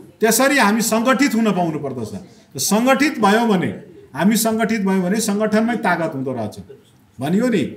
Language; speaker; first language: Nepali; non-native, local second language; Maithili